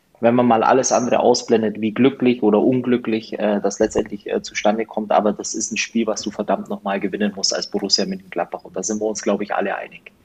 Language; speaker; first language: German; native; German